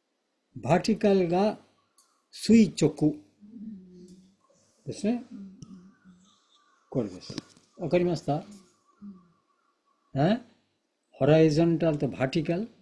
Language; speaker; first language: Japanese; non-native, fluent; Bangla